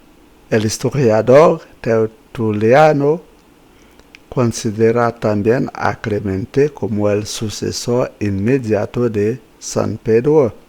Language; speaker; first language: Spanish; non-native, fluent; Haitian Creole